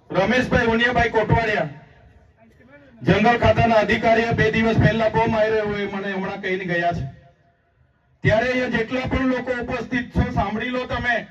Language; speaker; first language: Gujarati; non-native, local second language; Vasavi